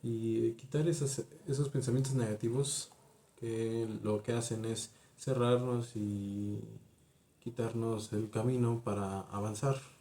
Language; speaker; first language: Spanish; native; Spanish